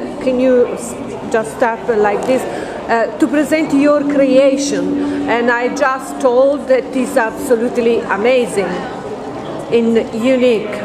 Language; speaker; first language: English; non-native, fluent; Italian